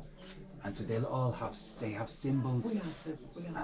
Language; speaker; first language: English; native; English